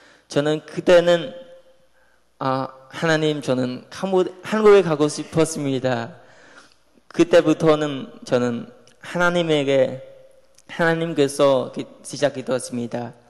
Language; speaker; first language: Korean; non-native, learner; Khmer